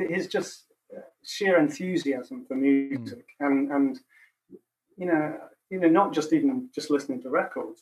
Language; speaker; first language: English; native; English